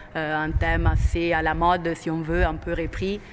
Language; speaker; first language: French; non-native, fluent; Italian